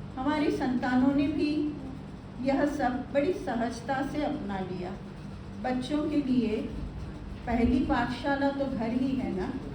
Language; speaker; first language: Hindi; non-native, local second language; Gujarati